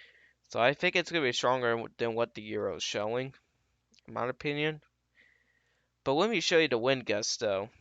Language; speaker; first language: English; native; English